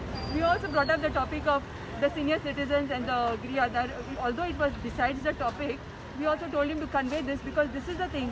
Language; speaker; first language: English; non-native, local second language; Konkani